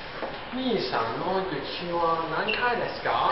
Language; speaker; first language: Japanese; non-native, learner; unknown